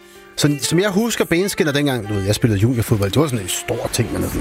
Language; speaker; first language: Danish; native; Danish